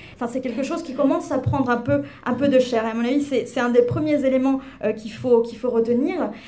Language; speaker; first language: French; non-native, fluent; Spanish